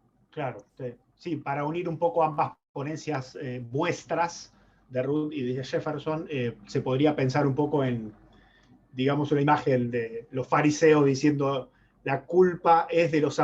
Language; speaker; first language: Spanish; native; Spanish